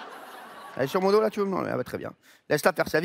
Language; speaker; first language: French; native; French